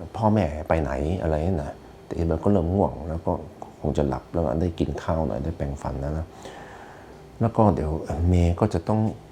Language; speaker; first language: Thai; non-native, fluent; Norwegian